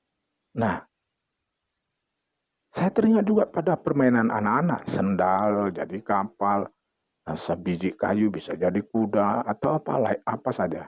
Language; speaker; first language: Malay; non-native, local second language; Achinese